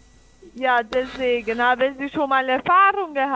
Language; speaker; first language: German; non-native, learner; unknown